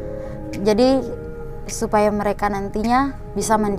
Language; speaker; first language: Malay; non-native, local second language; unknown